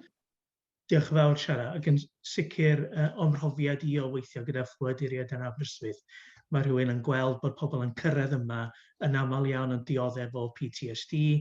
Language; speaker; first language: Welsh; native; Welsh